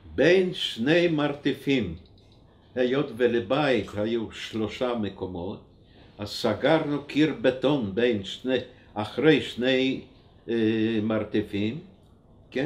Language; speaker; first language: Hebrew; non-native, fluent; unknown